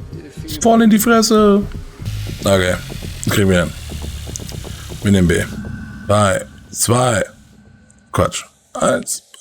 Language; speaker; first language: German; native; German